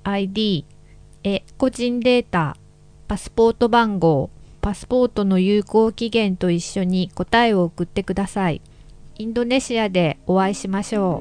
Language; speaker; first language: Japanese; non-native, fluent; Indonesian